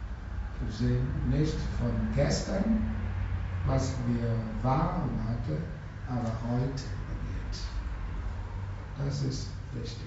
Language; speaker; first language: German; non-native, learner; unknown